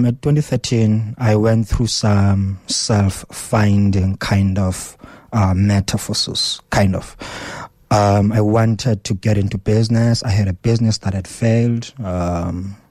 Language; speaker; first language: English; non-native, local second language; Xhosa